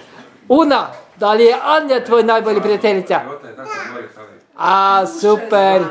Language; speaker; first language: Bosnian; non-native, learner; Norwegian